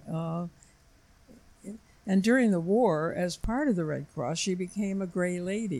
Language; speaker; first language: English; native; English